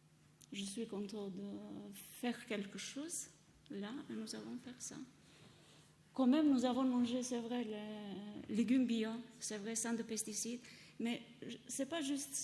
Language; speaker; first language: French; non-native, learner; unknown